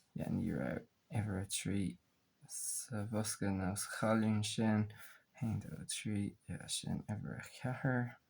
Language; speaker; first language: Irish; native; Irish